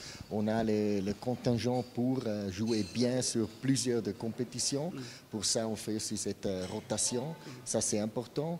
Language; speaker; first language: French; non-native, fluent; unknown